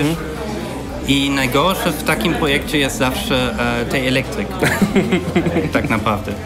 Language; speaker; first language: Polish; non-native, learner; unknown